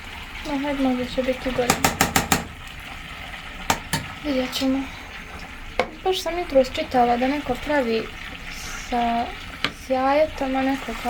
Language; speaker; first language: Bosnian; native; Bosnian